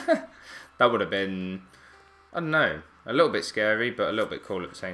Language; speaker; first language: English; native; English